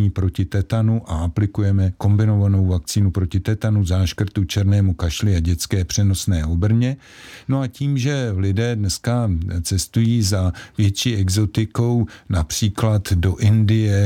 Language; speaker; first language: Czech; native; Czech